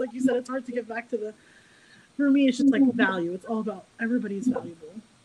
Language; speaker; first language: English; native; English